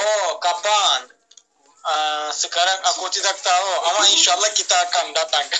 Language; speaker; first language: Indonesian; non-native, learner; Turkish